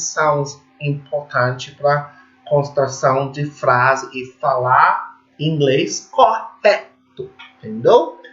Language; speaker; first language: Portuguese; non-native, fluent; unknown